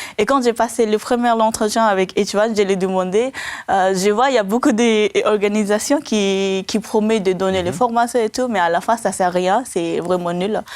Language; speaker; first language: French; non-native, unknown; Tibetan